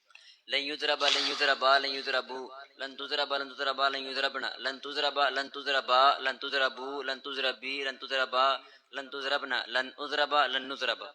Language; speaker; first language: Arabic; non-native, learner; Urdu